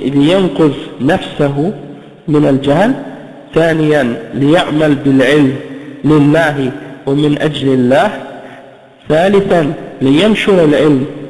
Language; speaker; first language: Arabic; non-native, fluent; French